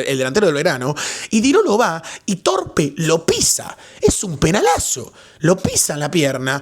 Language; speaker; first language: Spanish; native; Spanish